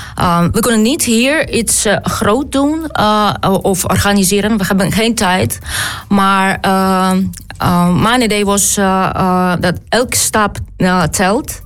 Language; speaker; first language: Dutch; non-native, learner; Ukrainian